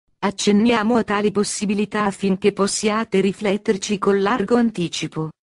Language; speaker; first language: Italian; native; Italian